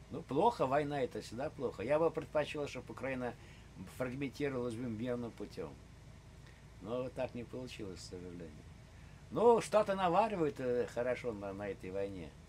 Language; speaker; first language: Russian; native; Russian